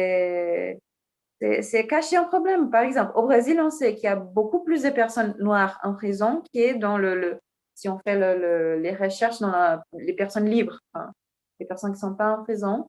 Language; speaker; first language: French; non-native, fluent; Portuguese